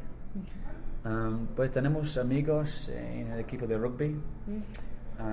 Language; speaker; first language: Spanish; non-native, learner; English